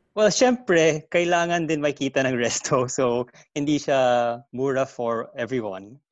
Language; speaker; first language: English; non-native, fluent; Korean